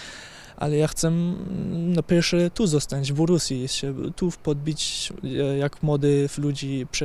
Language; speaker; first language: Polish; early bilingual, heritage; German